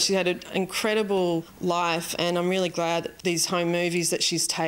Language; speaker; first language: English; native; English